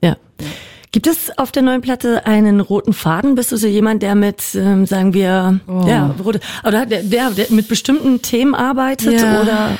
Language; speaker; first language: German; native; German